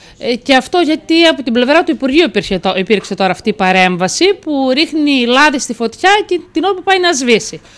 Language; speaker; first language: Greek; native; Greek